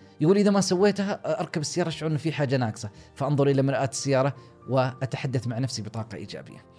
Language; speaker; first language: Arabic; native; Arabic